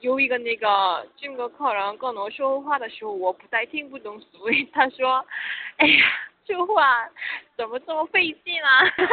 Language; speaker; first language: Chinese; non-native, learner; Korean